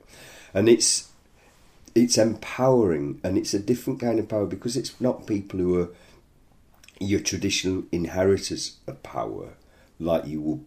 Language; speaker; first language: English; native; English